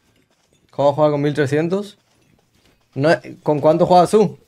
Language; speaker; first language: Spanish; native; Spanish